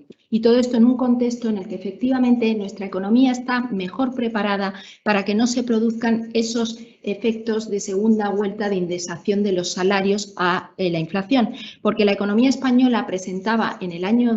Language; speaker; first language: Spanish; native; Spanish